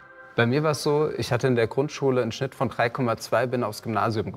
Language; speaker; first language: German; native; German